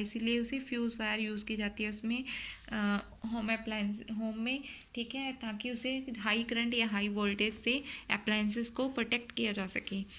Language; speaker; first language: Hindi; native; Hindi